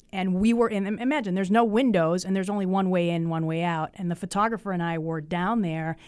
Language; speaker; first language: English; early bilingual, other home language; Spanish